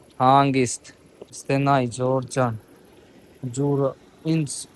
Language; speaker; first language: Armenian; non-native, learner; Hindi